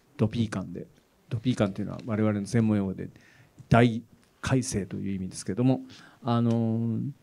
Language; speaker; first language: Japanese; native; Japanese